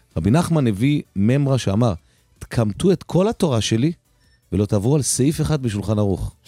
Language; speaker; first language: Hebrew; native; Hebrew